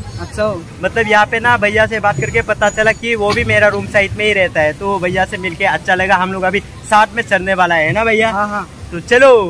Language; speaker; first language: Hindi; non-native, local second language; Assamese